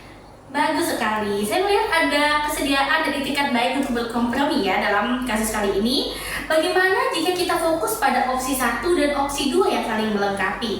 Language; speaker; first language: Indonesian; native; Indonesian